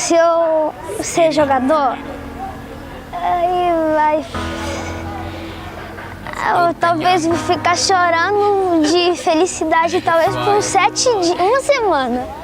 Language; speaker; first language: Portuguese; early bilingual, heritage; Portuguese